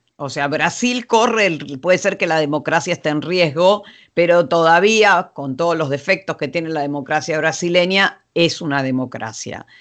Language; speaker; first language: Spanish; non-native, fluent; Dutch